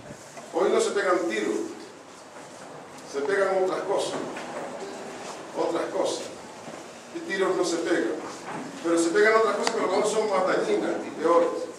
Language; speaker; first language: Spanish; native; Spanish